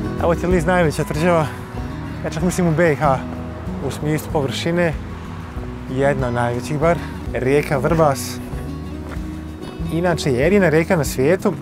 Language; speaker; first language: Serbian; native; Serbian